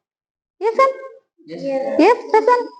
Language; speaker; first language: English; non-native, learner; Indonesian